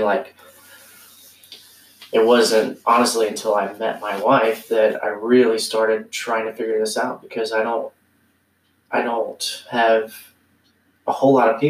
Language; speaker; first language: English; native; English